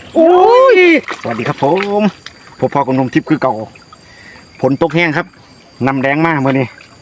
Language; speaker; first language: Thai; native; Thai